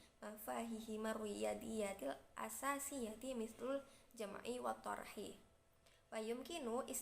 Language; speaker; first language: Arabic; non-native, learner; Indonesian